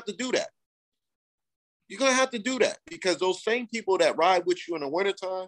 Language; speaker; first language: English; native; English